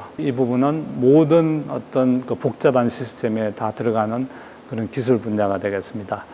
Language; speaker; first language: Korean; native; Korean